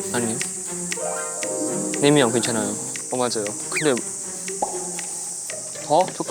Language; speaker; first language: Korean; non-native, learner; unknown